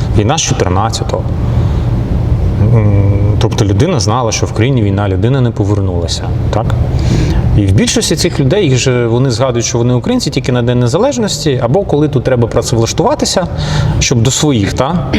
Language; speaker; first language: Ukrainian; non-native, local second language; Russian